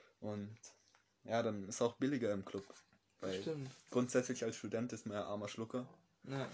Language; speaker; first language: German; native; German